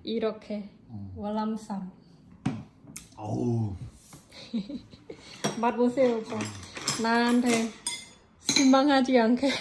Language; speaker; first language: Korean; non-native, learner; Khmer